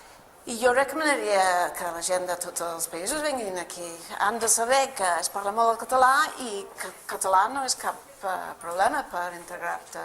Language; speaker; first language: Catalan; non-native, fluent; English